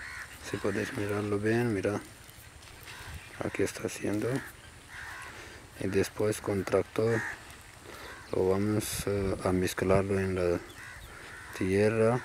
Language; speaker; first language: Spanish; non-native, learner; Urdu